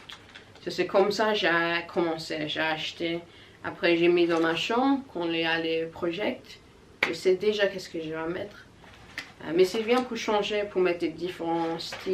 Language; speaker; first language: French; non-native, learner; English